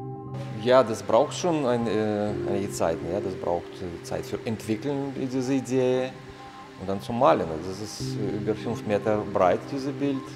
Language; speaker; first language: German; non-native, fluent; Russian